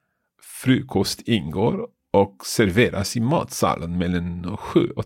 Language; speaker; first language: Swedish; non-native, learner; English